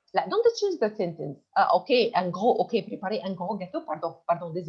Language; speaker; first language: French; non-native, fluent; Arabic